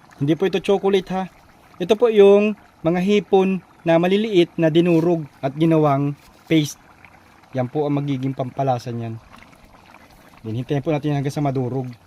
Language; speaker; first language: Filipino; non-native, local second language; Bikol